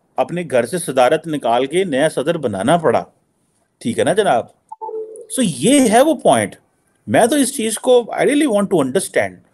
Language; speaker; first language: Urdu; native; Urdu